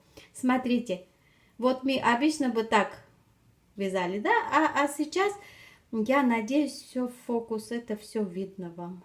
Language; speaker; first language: Russian; non-native, fluent; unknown